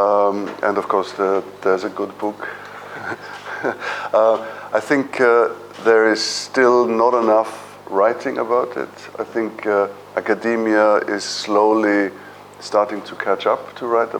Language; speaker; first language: English; non-native, fluent; German